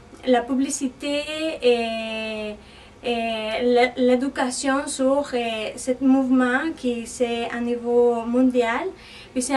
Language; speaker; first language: French; non-native, fluent; Spanish